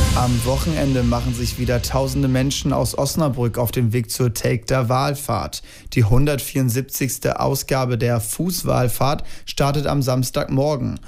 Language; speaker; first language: German; native; German